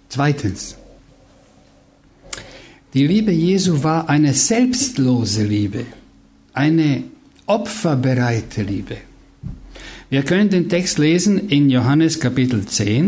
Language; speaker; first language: German; non-native, fluent; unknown